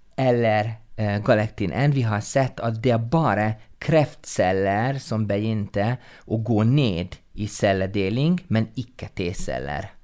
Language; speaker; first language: Norwegian; non-native, fluent; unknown